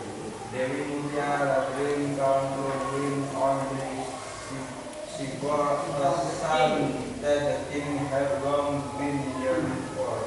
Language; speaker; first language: English; non-native, learner; Indonesian